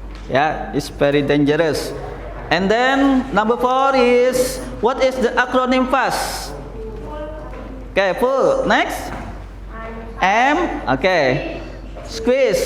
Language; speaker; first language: English; non-native, learner; Indonesian